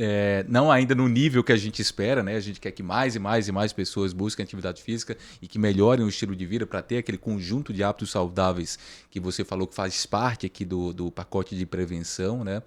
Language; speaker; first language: Portuguese; native; Portuguese